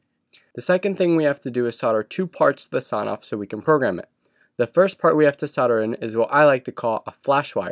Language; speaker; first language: English; native; English